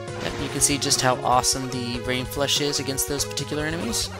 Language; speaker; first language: English; native; English